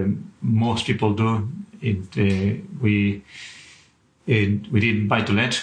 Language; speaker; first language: English; non-native, fluent; Spanish